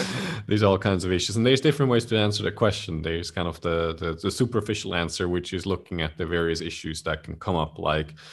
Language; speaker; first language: English; non-native, fluent; German